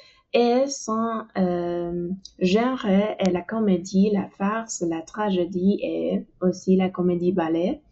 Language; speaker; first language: French; non-native, fluent; Spanish